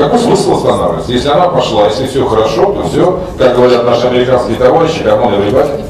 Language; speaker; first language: Russian; native; Russian